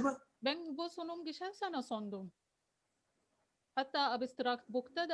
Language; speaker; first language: Turkish; non-native, fluent; Arabic